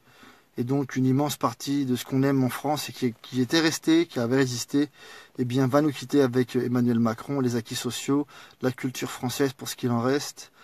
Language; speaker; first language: French; native; French